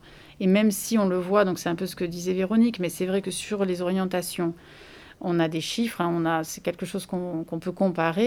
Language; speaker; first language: French; native; French